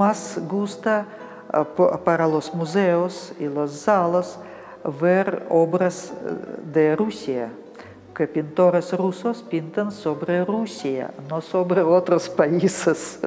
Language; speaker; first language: Spanish; non-native, fluent; Russian